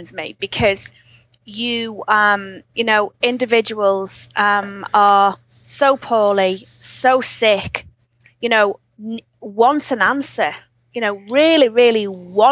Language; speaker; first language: English; native; English